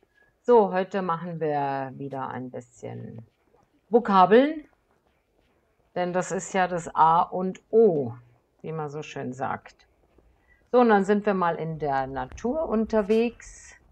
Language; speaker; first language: German; native; German